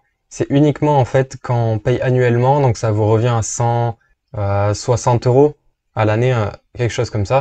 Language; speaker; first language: French; native; French